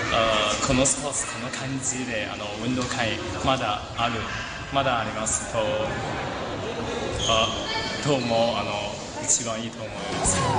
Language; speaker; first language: Japanese; non-native, learner; Chinese